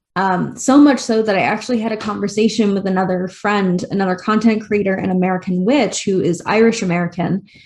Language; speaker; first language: English; native; English